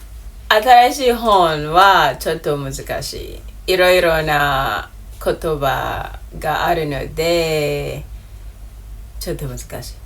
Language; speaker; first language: Japanese; non-native, learner; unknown